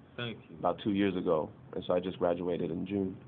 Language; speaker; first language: English; native; English